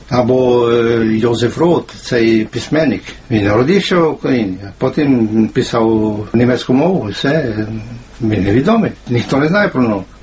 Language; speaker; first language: Ukrainian; non-native, fluent; Swedish